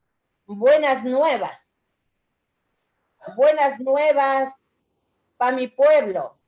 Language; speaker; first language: Spanish; native; Spanish